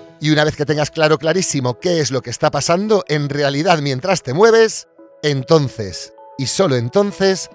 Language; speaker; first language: Spanish; native; Spanish